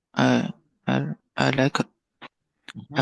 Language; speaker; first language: English; non-native, learner; Chinese